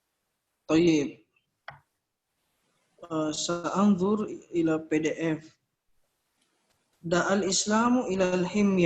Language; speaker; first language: Arabic; non-native, fluent; Indonesian